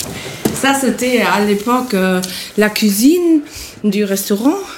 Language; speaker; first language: French; non-native, fluent; German